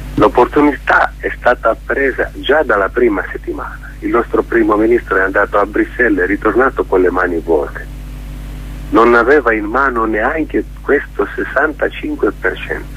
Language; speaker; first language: Italian; non-native, fluent; Greek